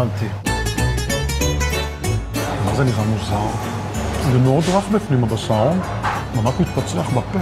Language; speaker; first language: Hebrew; native; Hebrew